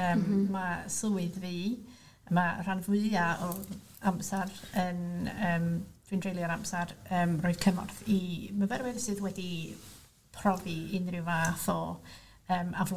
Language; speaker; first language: Welsh; non-native, local second language; English